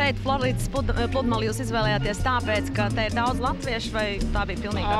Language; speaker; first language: Latvian; native; Latvian